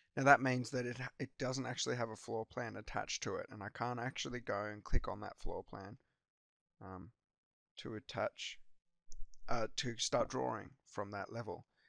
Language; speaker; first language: English; native; English